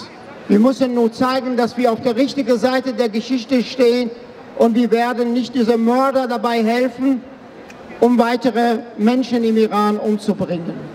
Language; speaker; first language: German; non-native, fluent; Persian